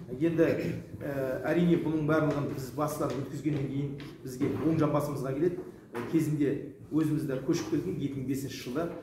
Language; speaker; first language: Kazakh; early bilingual, heritage; Kazakh